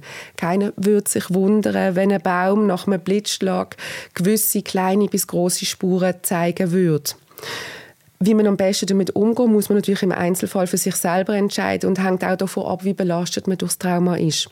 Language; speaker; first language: German; native; German